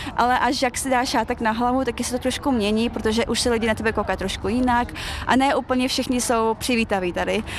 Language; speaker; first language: Czech; early bilingual, other home language; Chechen